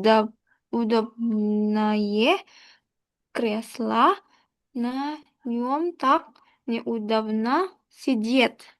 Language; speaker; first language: Russian; non-native, learner; Indonesian